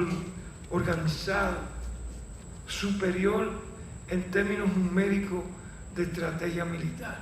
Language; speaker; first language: Spanish; native; Spanish